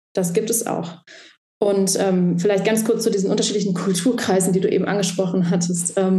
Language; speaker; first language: German; native; German